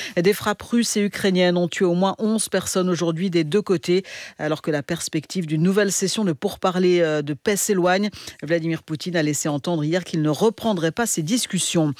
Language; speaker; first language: French; native; French